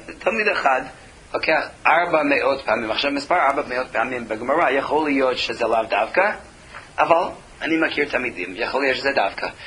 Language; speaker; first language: Hebrew; non-native, fluent; English